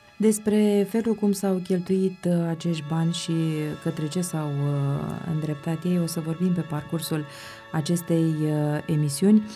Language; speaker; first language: Romanian; native; Romanian